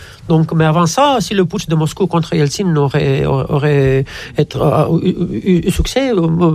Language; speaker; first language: French; non-native, fluent; Romanian